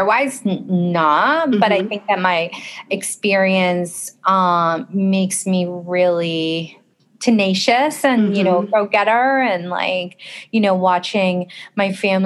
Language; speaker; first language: English; early bilingual, other home language; Spanish